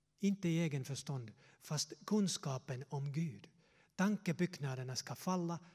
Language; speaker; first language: Swedish; non-native, fluent; Finnish